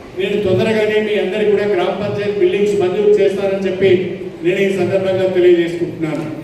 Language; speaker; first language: Telugu; native; Telugu